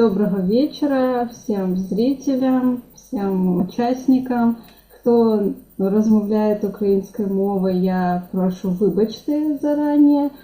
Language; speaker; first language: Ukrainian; non-native, local second language; Russian